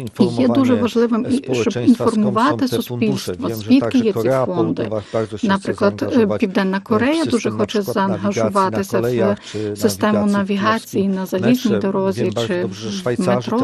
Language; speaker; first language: Ukrainian; non-native, fluent; Polish